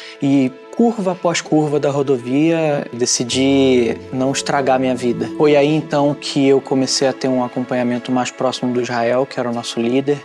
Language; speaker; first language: Portuguese; native; Portuguese